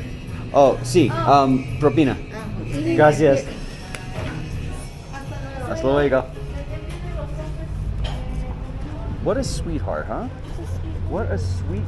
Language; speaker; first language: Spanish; non-native, learner; English